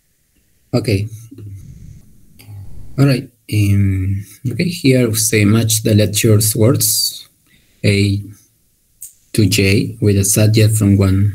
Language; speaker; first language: English; non-native, learner; Spanish